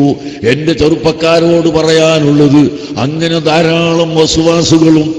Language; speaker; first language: Malayalam; native; Malayalam